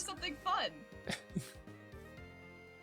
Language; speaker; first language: English; native; English